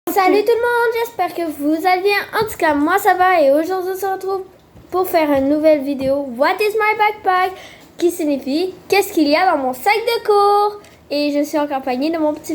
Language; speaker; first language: French; native; French